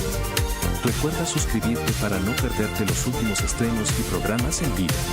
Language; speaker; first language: Spanish; native; Spanish